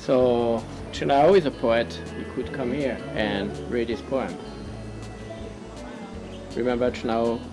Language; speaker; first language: English; non-native, learner; French